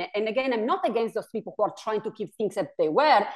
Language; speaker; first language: English; non-native, fluent; Italian